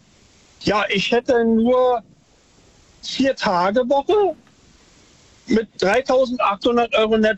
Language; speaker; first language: German; native; German